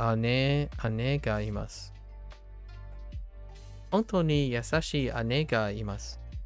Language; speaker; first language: Japanese; non-native, learner; English